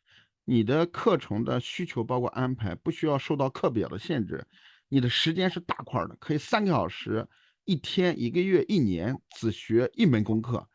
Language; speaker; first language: Chinese; native; Chinese